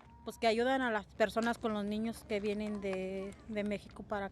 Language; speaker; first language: Spanish; native; Spanish